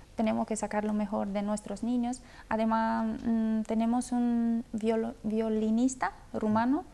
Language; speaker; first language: Spanish; non-native, fluent; Romanian